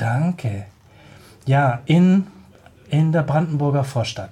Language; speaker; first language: German; native; German